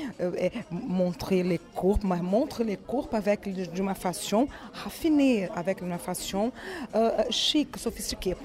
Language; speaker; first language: French; non-native, learner; Portuguese